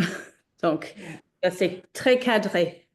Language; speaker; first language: French; non-native, learner; English